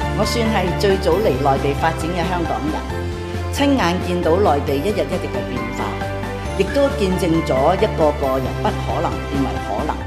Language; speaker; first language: Chinese; non-native, local second language; Cantonese